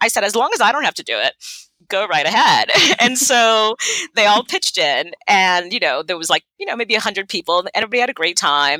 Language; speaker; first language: English; non-native, fluent; Haitian Creole